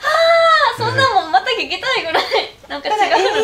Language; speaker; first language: Japanese; native; Japanese